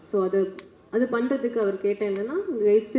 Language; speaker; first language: Tamil; non-native, learner; Malayalam